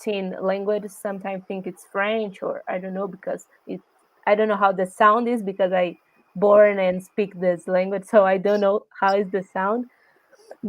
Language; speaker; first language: English; non-native, learner; Portuguese